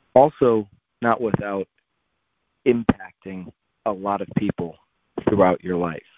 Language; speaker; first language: English; native; English